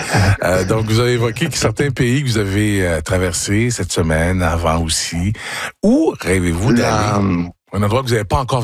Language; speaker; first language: French; native; French